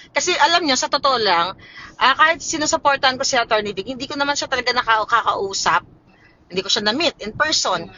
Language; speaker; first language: Filipino; non-native, local second language; Hiligaynon